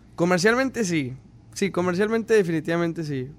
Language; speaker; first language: Spanish; native; Spanish